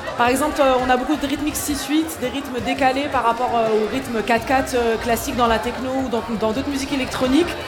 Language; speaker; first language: French; early bilingual, other home language; Arabic